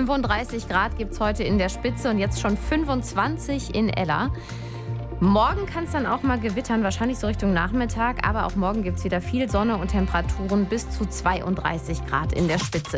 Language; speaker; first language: German; native; German